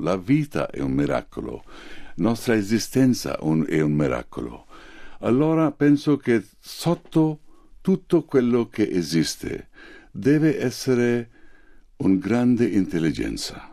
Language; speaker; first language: Italian; non-native, fluent; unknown